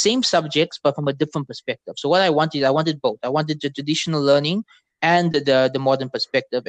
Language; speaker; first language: English; native; English